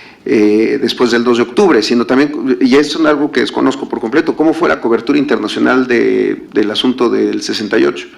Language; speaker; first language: Spanish; native; Spanish